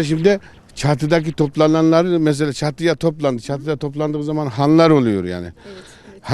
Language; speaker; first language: Turkish; non-native, local second language; Kyrgyz